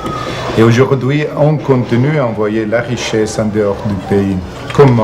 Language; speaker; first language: French; non-native, fluent; Portuguese